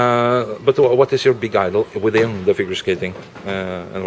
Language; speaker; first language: English; non-native, fluent; Norwegian